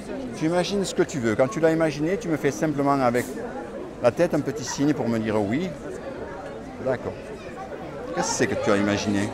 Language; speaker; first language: French; native; French